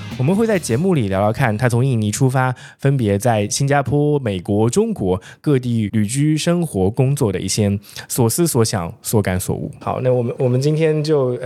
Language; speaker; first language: Chinese; native; Chinese